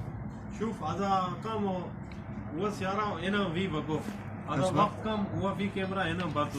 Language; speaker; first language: Arabic; non-native, learner; Urdu